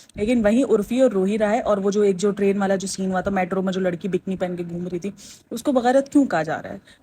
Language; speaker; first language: Urdu; native; Urdu